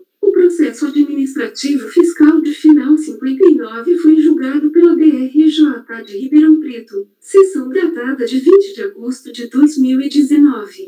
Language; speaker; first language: Portuguese; native; Portuguese